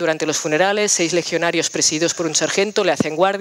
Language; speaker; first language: Spanish; non-native, local second language; Catalan